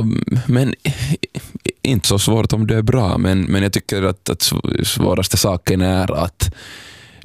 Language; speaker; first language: Swedish; non-native, fluent; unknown